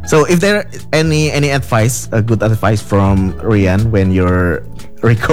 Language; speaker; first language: English; non-native, learner; Indonesian